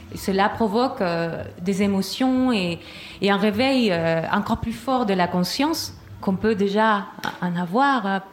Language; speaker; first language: French; non-native, fluent; Spanish